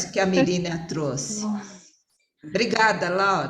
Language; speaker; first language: Portuguese; early bilingual, other home language; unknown